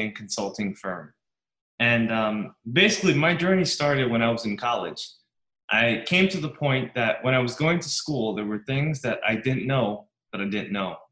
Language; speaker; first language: English; native; English